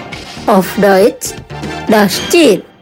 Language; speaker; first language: German; non-native, fluent; Indonesian